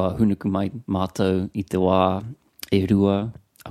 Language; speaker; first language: Māori; non-native, learner; English